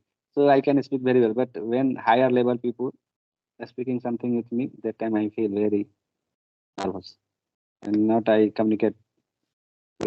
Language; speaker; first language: English; non-native, learner; Hindi